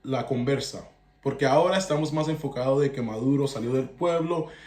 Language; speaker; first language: Spanish; early bilingual, heritage; Spanish